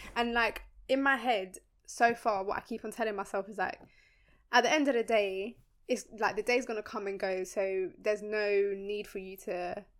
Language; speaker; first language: English; early bilingual, other home language; Spanish